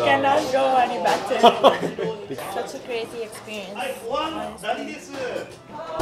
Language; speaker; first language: English; non-native, fluent; Italian